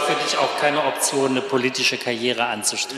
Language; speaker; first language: German; native; German